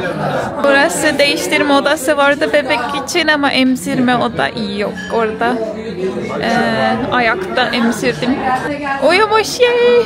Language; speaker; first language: Turkish; non-native, learner; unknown